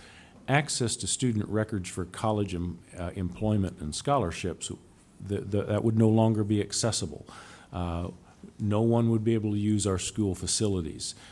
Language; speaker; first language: English; native; English